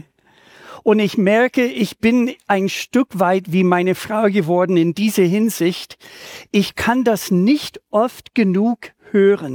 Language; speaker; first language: German; non-native, fluent; English